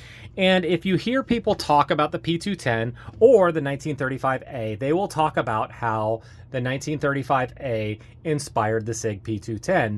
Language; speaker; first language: English; native; English